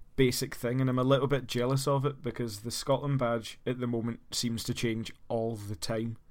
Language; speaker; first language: English; native; English